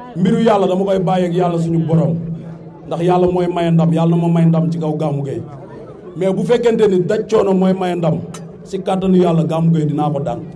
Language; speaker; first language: Wolof; non-native, local second language; Jola-Fonyi